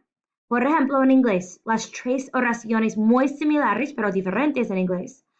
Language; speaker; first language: Spanish; non-native, fluent; English